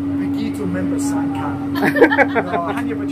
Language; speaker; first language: Indonesian; non-native, learner; English